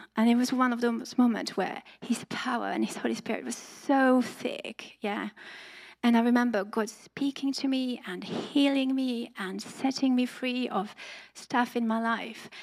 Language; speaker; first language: English; non-native, fluent; French